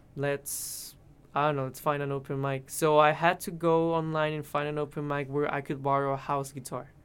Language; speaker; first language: English; non-native, fluent; Spanish